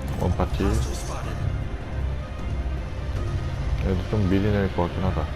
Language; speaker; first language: Korean; native; Korean